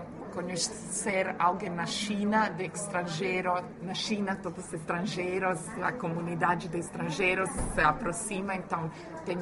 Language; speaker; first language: Portuguese; non-native, learner; Croatian